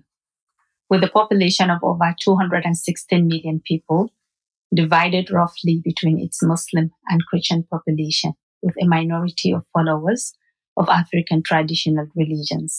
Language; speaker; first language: English; non-native, local second language; Hausa